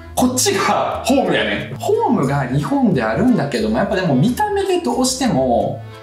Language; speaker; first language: Japanese; early bilingual, other home language; Russian